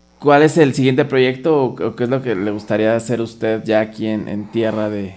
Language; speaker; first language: Spanish; native; Spanish